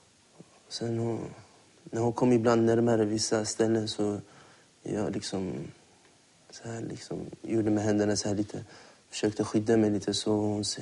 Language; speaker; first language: Swedish; native; Swedish